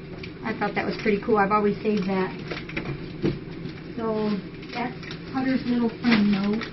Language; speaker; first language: English; native; English